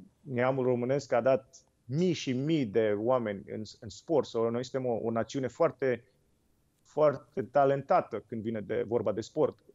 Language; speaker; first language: Romanian; native; Romanian